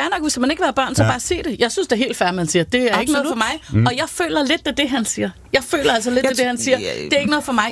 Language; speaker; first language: Danish; native; Danish